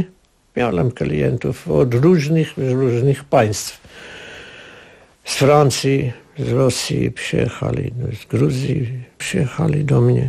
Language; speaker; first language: Polish; non-native, learner; Armenian